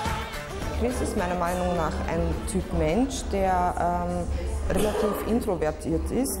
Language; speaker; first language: German; native; German